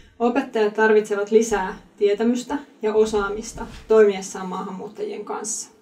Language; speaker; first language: Finnish; native; Finnish